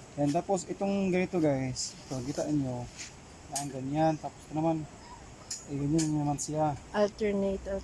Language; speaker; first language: Filipino; non-native, local second language; Cebuano